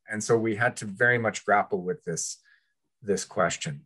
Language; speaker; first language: English; early bilingual, other home language; French